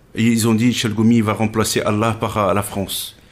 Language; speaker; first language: French; non-native, local second language; Arabic